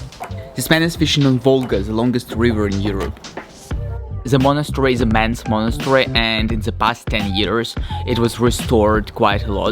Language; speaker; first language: English; non-native, fluent; Russian